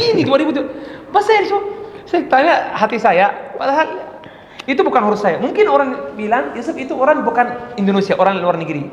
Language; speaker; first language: Indonesian; non-native, learner; Arabic